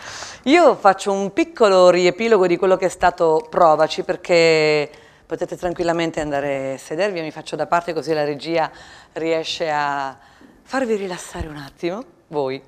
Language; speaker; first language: Italian; native; Italian